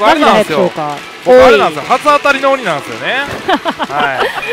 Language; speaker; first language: Japanese; native; Japanese